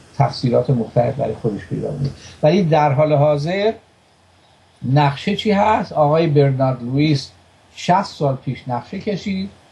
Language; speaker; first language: Persian; native; Persian